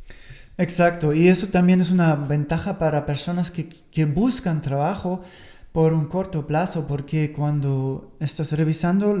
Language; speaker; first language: Spanish; non-native, fluent; German